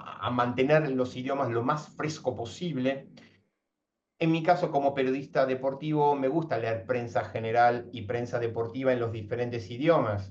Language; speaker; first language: Spanish; native; Spanish